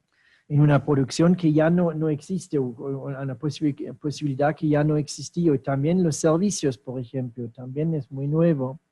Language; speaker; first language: Spanish; non-native, fluent; German